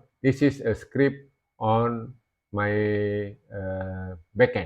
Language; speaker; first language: English; non-native, learner; Indonesian